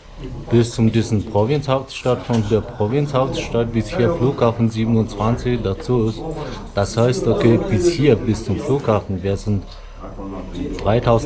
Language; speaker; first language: German; non-native, fluent; Mongolian